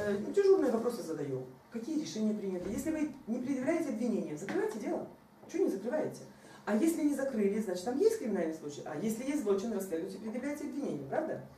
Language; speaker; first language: Russian; non-native, local second language; Ukrainian